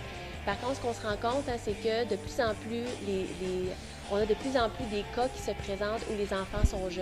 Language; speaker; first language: French; native; French